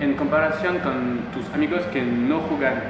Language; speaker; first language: Spanish; non-native, learner; French